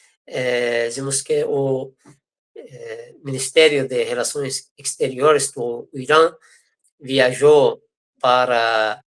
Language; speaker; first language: Portuguese; non-native, fluent; Persian